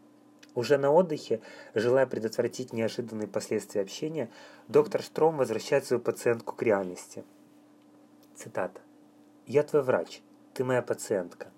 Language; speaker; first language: Russian; native; Russian